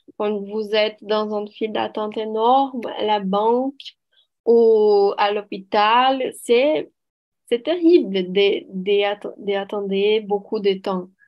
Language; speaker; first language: French; non-native, learner; Portuguese